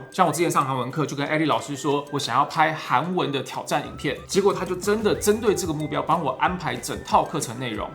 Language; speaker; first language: Chinese; native; Chinese